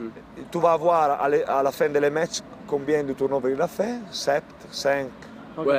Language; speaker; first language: French; non-native, learner; Italian